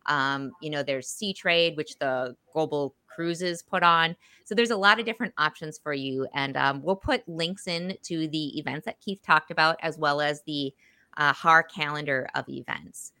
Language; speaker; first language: English; native; English